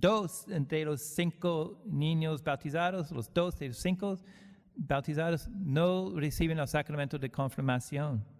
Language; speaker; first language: Spanish; non-native, learner; English